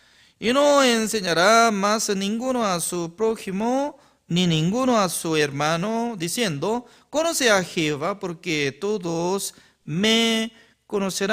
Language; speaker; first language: Spanish; non-native, learner; Korean